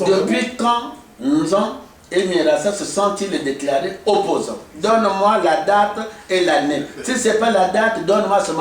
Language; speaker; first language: French; non-native, local second language; Lingala